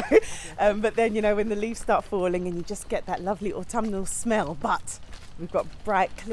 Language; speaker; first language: English; native; English